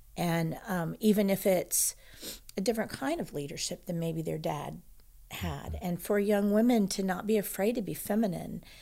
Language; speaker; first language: English; native; English